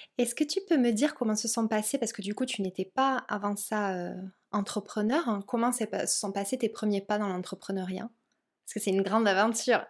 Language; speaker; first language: French; native; French